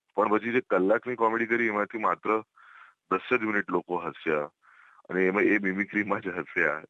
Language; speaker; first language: Gujarati; native; Gujarati